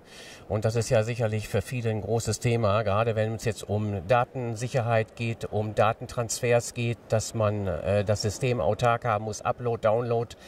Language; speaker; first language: German; native; German